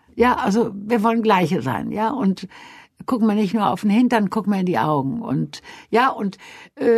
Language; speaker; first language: German; native; German